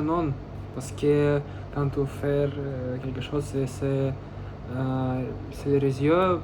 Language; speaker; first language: French; non-native, learner; Russian